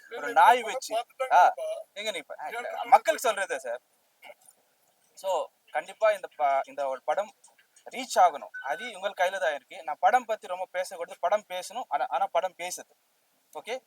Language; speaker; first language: Tamil; non-native, learner; Telugu